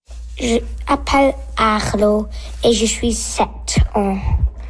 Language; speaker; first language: French; early bilingual, other home language; English